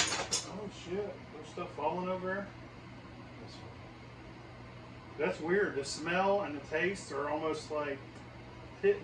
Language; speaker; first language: English; native; English